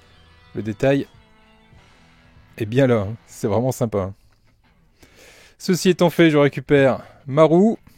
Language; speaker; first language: French; native; French